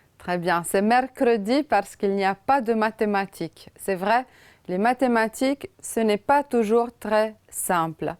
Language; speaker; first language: French; non-native, fluent; Romanian